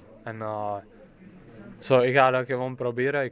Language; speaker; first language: Dutch; non-native, fluent; Czech